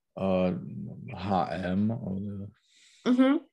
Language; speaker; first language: German; non-native, learner; Czech